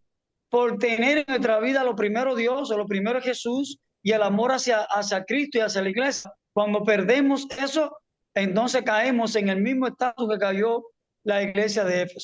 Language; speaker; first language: Spanish; native; Spanish